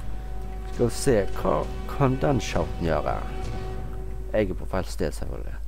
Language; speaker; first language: Norwegian; native; Norwegian